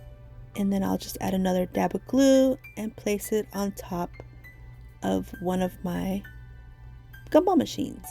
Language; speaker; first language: English; native; English